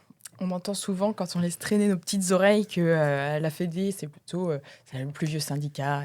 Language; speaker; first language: French; native; French